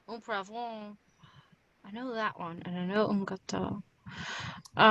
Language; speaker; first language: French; non-native, learner; English